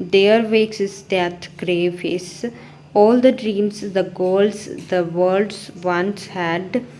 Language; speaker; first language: English; non-native, local second language; Punjabi